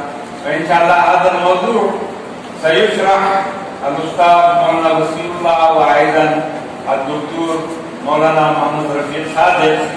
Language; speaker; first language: Arabic; non-native, learner; Urdu